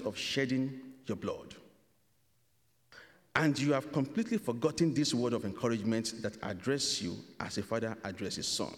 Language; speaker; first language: English; non-native, local second language; Yoruba